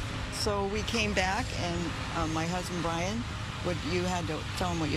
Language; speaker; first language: English; native; English